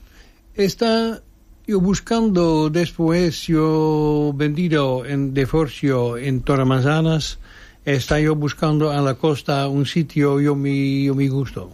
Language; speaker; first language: Spanish; non-native, learner; Dutch